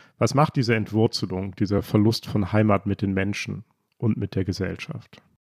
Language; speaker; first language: German; native; German